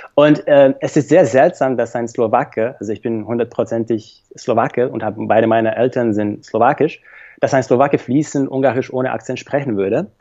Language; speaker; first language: German; non-native, fluent; Slovak